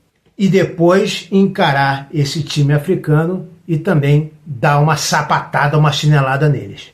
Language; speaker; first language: Portuguese; native; Portuguese